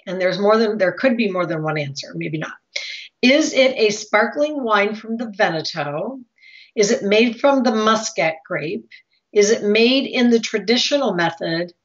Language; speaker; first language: English; native; English